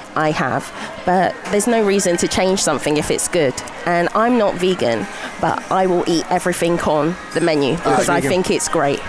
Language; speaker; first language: English; native; English